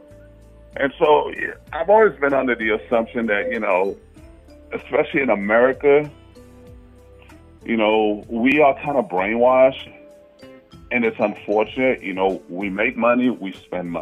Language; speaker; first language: English; non-native, fluent; Haitian Creole